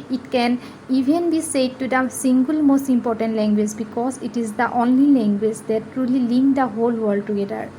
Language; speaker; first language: English; non-native, local second language; Assamese